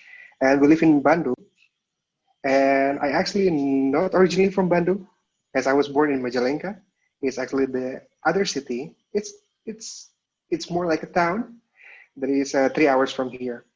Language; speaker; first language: English; non-native, local second language; Indonesian